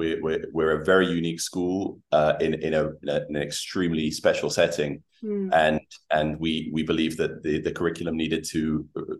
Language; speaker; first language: English; native; English